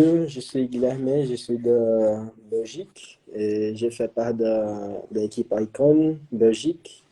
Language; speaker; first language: French; non-native, learner; Portuguese